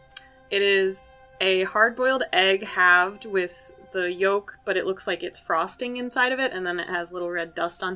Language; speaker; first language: English; native; English